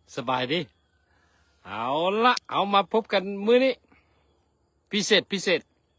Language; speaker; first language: Lao; non-native, local second language; Hmong